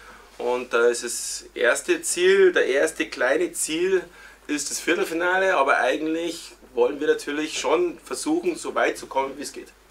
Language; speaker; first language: German; native; German